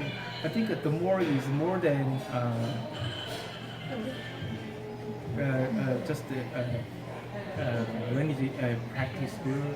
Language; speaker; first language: English; non-native, learner; Korean